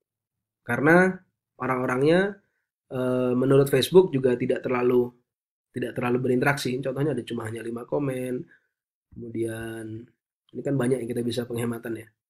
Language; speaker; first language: Indonesian; native; Indonesian